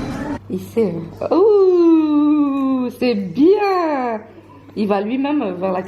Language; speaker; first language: French; native; French